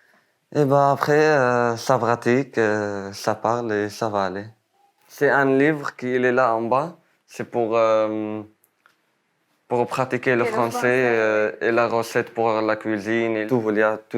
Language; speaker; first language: French; non-native, learner; Arabic